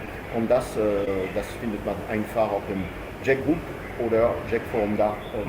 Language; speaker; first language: German; non-native, fluent; French